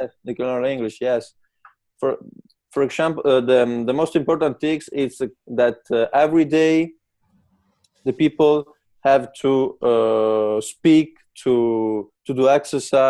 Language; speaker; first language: English; non-native, learner; Italian